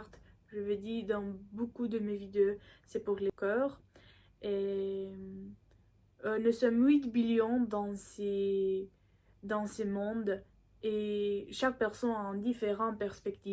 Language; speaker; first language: French; non-native, learner; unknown